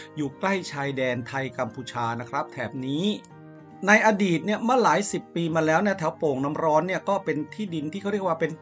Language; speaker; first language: Thai; native; Thai